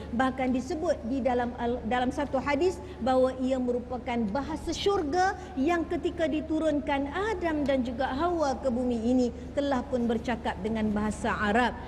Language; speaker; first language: Malay; native; Malay